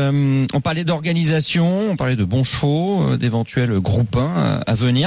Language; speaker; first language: French; native; French